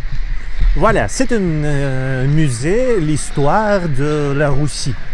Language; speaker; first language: French; non-native, learner; Russian